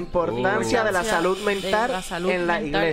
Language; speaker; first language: Spanish; native; Spanish